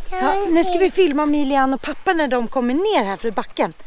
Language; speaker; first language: Swedish; native; Swedish